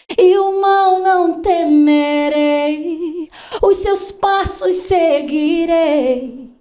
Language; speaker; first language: Portuguese; native; Portuguese